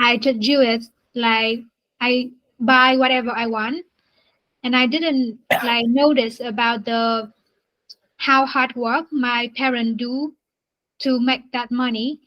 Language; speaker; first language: English; non-native, learner; Vietnamese